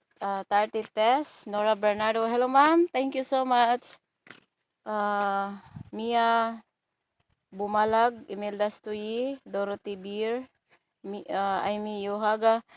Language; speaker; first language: Filipino; native; Filipino